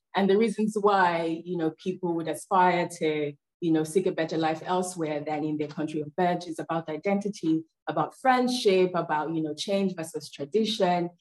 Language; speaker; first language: English; non-native, local second language; Yoruba